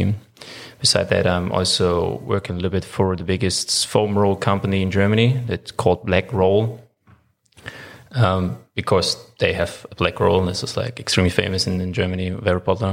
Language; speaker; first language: English; non-native, fluent; German